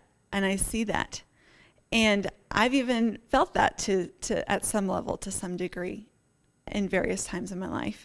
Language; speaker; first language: English; native; English